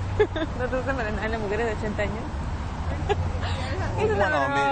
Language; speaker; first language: Spanish; native; Spanish